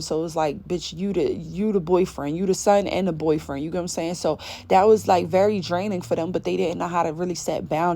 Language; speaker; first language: English; native; English